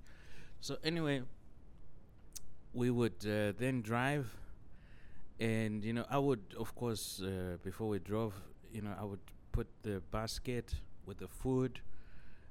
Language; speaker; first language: English; non-native, local second language; Shona